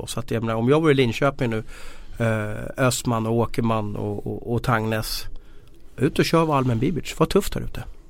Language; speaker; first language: Swedish; native; Swedish